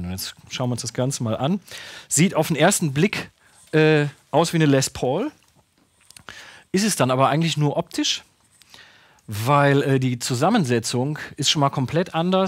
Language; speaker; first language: German; native; German